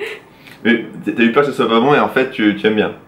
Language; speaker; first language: French; native; French